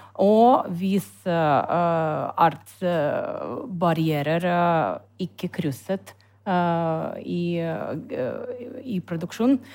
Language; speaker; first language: Norwegian; non-native, learner; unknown